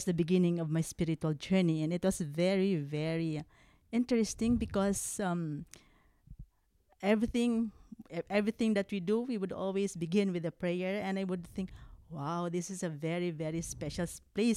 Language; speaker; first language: English; non-native, local second language; Hiligaynon